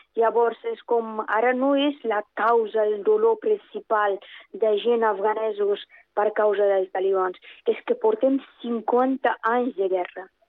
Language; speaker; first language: Catalan; non-native, fluent; Persian